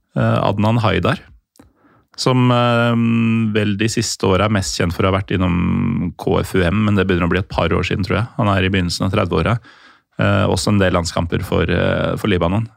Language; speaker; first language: Norwegian; native; Norwegian